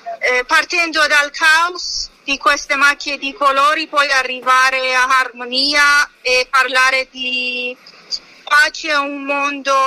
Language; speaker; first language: Italian; non-native, fluent; Persian